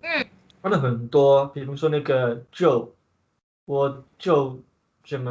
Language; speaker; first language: Chinese; non-native, learner; English